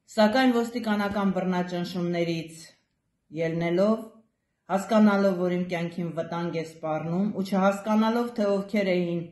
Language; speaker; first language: Armenian; native; Armenian